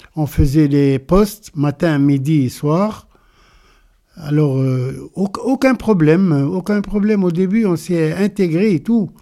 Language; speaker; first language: French; non-native, local second language; Arabic